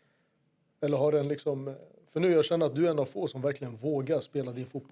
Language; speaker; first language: Swedish; native; Swedish